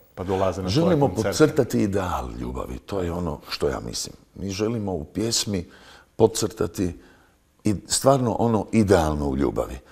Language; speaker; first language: Croatian; native; Croatian